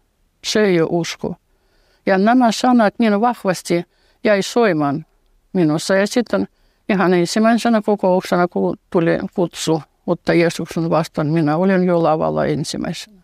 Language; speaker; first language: Finnish; non-native, fluent; Russian